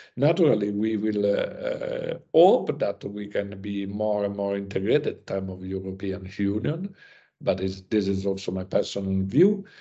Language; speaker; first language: English; non-native, learner; Italian